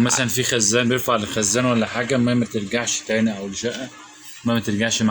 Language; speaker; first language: Arabic; native; Arabic